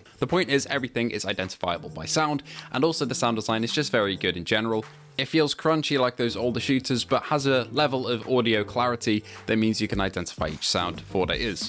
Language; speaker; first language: English; native; English